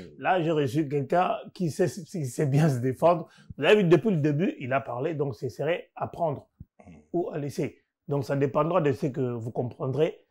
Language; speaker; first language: French; non-native, local second language; Lingala